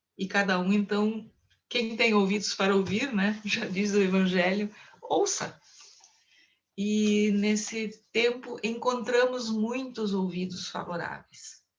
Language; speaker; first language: Portuguese; non-native, local second language; German